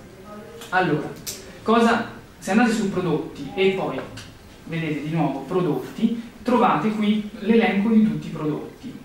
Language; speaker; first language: Italian; native; Italian